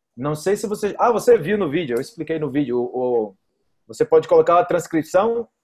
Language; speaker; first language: Portuguese; native; Portuguese